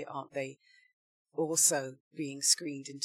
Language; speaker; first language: English; native; English